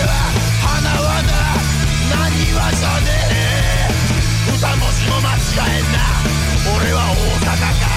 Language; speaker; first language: Japanese; native; Japanese